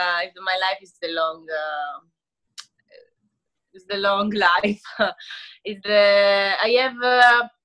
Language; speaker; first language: English; non-native, learner; Italian